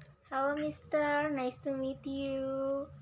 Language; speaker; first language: English; non-native, learner; Indonesian